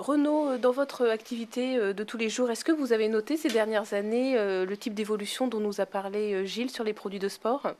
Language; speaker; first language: French; native; French